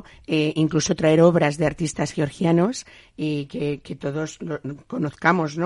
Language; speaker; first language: Spanish; native; Spanish